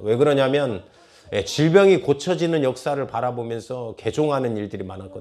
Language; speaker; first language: Korean; native; Korean